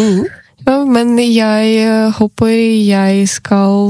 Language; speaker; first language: Norwegian; non-native, learner; Ukrainian